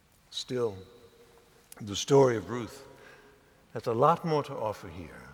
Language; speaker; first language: English; native; English